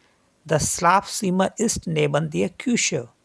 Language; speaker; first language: German; non-native, learner; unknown